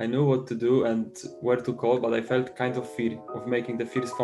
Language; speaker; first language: English; non-native, fluent; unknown